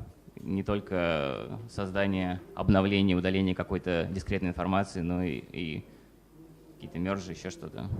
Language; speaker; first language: Russian; native; Russian